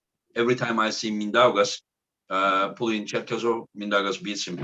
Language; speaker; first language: English; non-native, fluent; Turkish